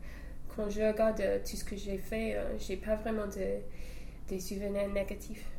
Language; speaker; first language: French; non-native, fluent; English